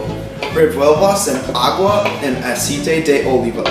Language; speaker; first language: Spanish; non-native, learner; English